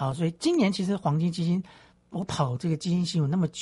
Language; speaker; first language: Chinese; native; Chinese